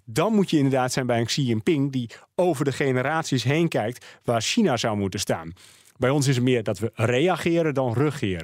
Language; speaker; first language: Dutch; native; Dutch